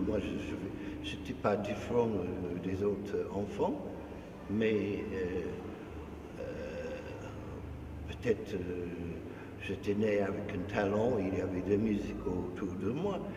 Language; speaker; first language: French; non-native, fluent; English